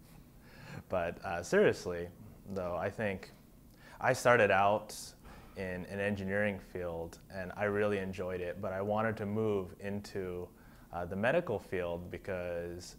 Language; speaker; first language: English; native; English